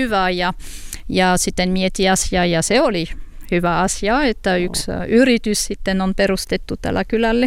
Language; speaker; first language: Finnish; non-native, learner; French